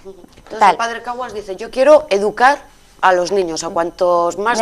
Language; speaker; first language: Spanish; native; Spanish